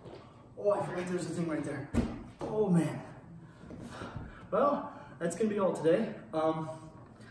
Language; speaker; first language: English; native; English